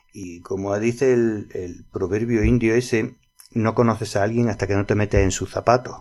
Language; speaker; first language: Spanish; native; Spanish